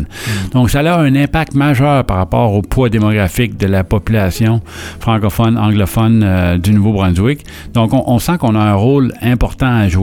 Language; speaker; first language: French; native; French